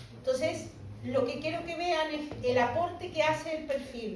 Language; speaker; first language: Spanish; native; Spanish